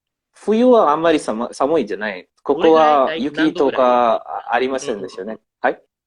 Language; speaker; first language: Japanese; non-native, learner; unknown